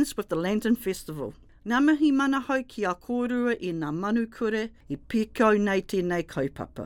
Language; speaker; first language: English; native; English